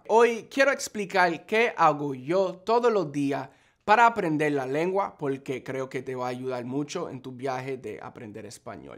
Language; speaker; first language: Spanish; non-native, fluent; English